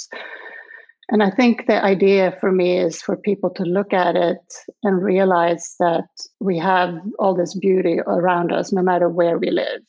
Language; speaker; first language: English; non-native, fluent; Swedish